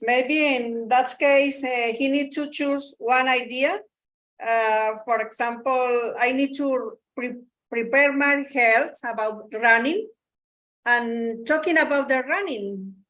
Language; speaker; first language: English; non-native, learner; Spanish